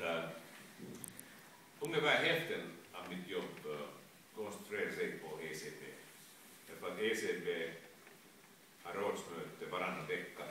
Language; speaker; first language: Swedish; non-native, local second language; Finnish